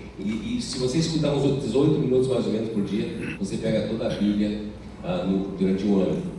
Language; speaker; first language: Portuguese; non-native, fluent; English